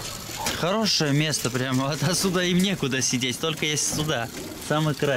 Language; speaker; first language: Russian; native; Russian